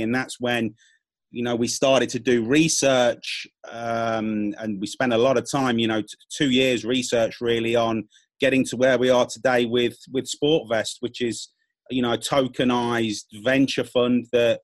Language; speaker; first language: English; native; English